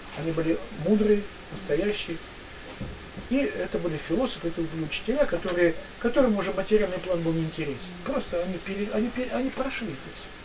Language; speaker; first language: Russian; native; Russian